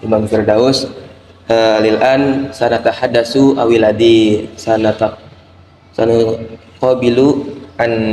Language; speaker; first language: Arabic; non-native, learner; Indonesian